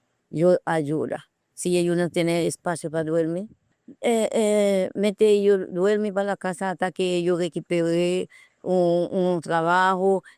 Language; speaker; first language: Spanish; non-native, learner; Haitian Creole